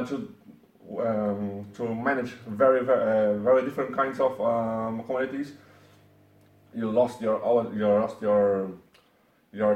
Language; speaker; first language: English; non-native, learner; Portuguese